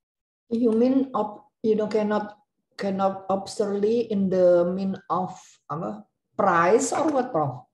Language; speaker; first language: English; non-native, learner; Indonesian